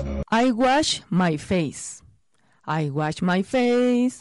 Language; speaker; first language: English; non-native, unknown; Spanish